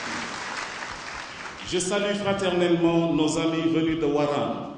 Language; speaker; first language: French; non-native, local second language; Jola-Fonyi